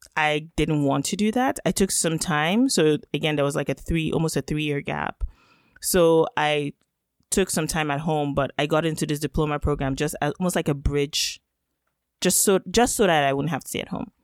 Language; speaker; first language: English; non-native, local second language; Yoruba